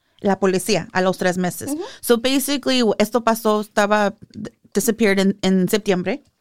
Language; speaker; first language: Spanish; early bilingual, heritage; English